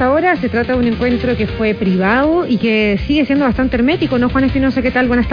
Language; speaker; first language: Spanish; native; Spanish